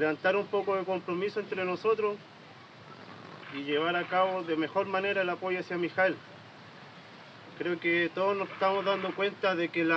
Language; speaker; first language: Spanish; native; Spanish